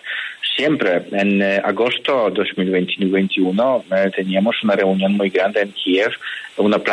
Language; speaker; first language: Spanish; non-native, fluent; Polish